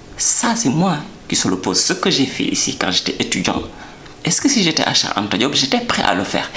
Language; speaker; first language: French; non-native, local second language; Wolof